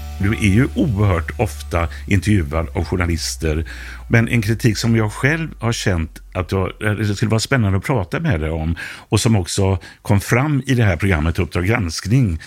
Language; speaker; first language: Swedish; native; Swedish